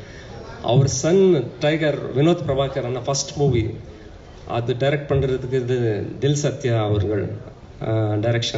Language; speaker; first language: Tamil; non-native, learner; Kannada